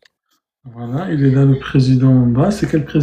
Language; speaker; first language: French; native; French